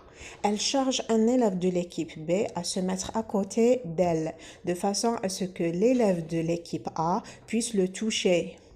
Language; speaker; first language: French; non-native, local second language; Arabic